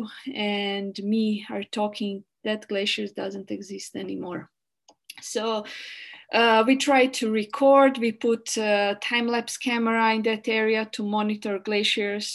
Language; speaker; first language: English; non-native, learner; Bosnian